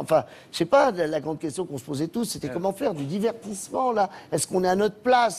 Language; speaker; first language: French; native; French